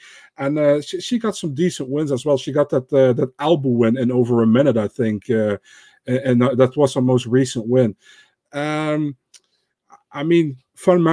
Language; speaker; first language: English; non-native, fluent; Dutch